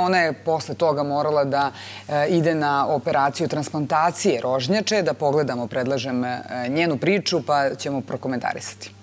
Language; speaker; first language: Bosnian; native; Bosnian